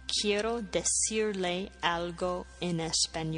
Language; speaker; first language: Spanish; non-native, fluent; English